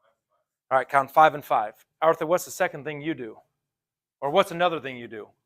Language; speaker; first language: English; native; English